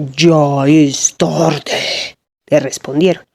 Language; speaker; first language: Spanish; native; Spanish